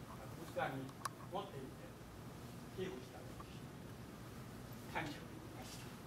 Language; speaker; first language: Japanese; non-native, fluent; Chinese